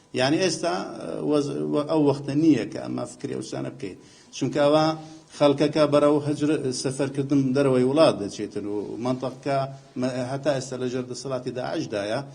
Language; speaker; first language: Central Kurdish; non-native, local second language; Assyrian Neo-Aramaic